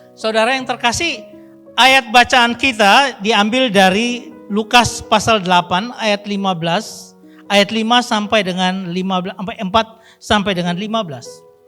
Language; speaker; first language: Indonesian; native; Indonesian